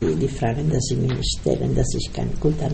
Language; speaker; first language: German; non-native, learner; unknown